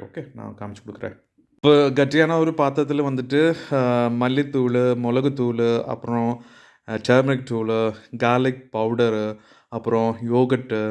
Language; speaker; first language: Tamil; non-native, learner; Malayalam